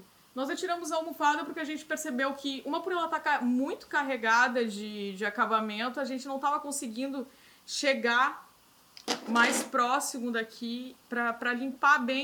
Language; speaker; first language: Portuguese; native; Portuguese